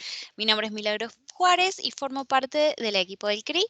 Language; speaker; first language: Spanish; native; Spanish